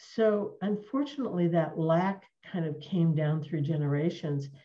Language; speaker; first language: English; native; English